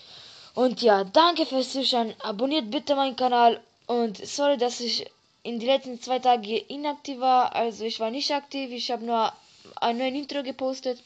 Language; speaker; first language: German; early bilingual, other home language; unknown